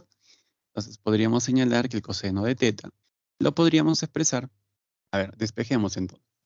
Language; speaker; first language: Spanish; native; Spanish